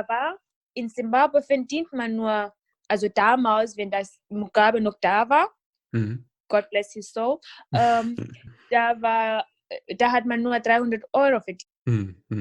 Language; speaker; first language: German; non-native, fluent; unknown